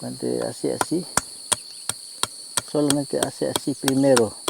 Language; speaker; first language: Spanish; non-native, local second language; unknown